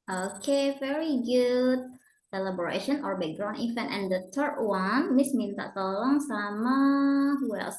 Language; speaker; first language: English; non-native, learner; Indonesian